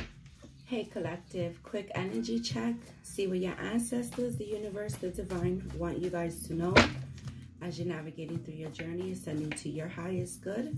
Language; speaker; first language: English; native; English